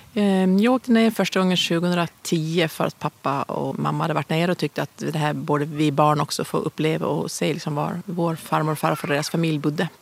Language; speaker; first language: Swedish; native; Swedish